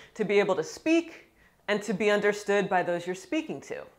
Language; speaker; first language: English; native; English